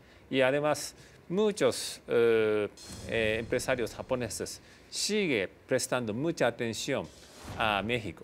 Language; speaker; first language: Spanish; non-native, fluent; Japanese